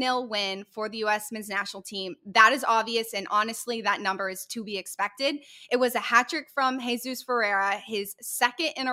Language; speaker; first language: English; native; English